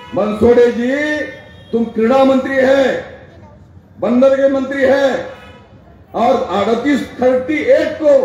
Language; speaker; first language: Hindi; non-native, local second language; Marathi